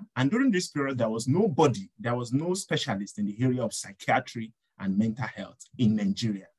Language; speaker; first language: English; non-native, local second language; Yoruba